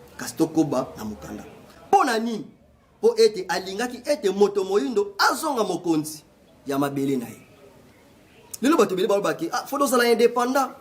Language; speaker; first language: Lingala; native; Lingala